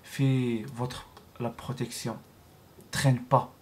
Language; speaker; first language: French; non-native, learner; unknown